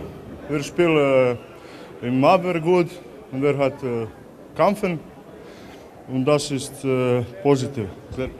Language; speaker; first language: German; non-native, learner; Croatian